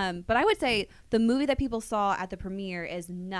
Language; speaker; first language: English; native; English